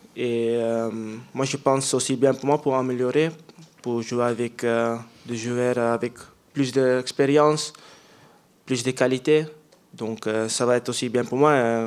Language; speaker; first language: French; non-native, learner; Dutch